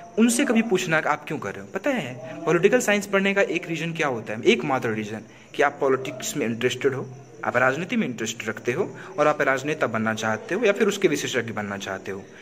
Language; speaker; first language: Hindi; native; Hindi